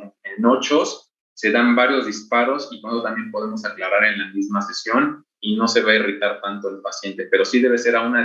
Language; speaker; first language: Spanish; native; Spanish